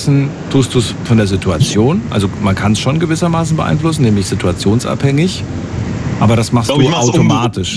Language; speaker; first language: German; native; German